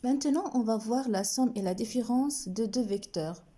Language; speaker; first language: French; non-native, local second language; Arabic